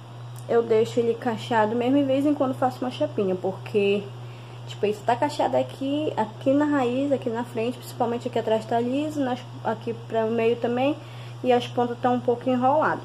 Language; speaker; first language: Portuguese; native; Portuguese